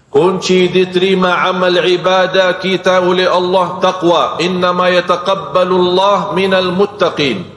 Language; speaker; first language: Malay; non-native, fluent; Arabic